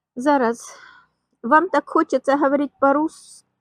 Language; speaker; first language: Ukrainian; non-native, local second language; Russian